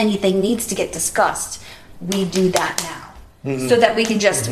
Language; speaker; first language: English; native; English